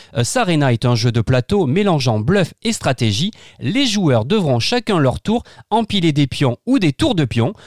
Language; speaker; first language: French; native; French